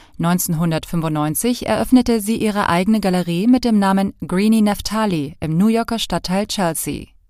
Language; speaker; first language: German; native; German